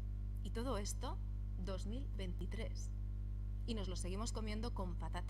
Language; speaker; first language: Spanish; native; Spanish